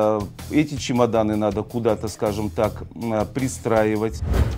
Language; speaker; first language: Russian; native; Russian